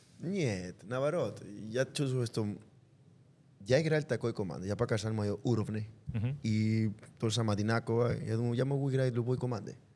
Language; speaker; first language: Russian; non-native, learner; Spanish